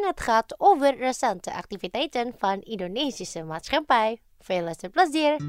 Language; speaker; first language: Dutch; non-native, fluent; Indonesian